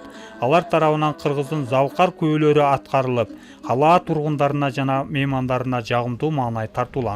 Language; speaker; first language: Kyrgyz; native; Kyrgyz